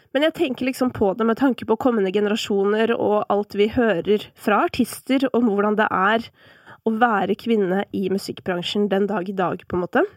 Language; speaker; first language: Norwegian; native; Norwegian